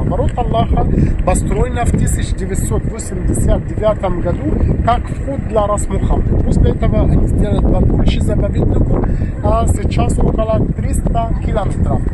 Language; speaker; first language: Russian; non-native, local second language; Arabic